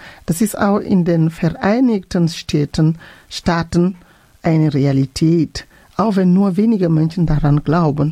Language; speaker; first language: German; non-native, fluent; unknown